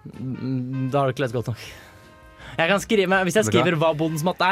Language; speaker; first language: Norwegian; native; Norwegian